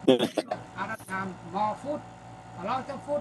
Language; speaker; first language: English; non-native, learner; Vietnamese